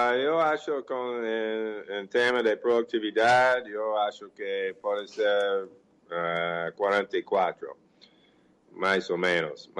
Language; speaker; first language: Portuguese; non-native, fluent; English